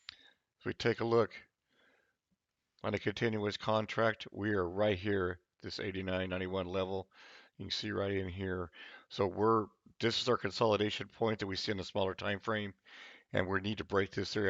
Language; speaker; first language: English; native; English